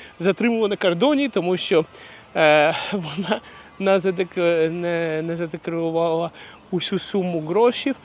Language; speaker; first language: Ukrainian; non-native, local second language; Russian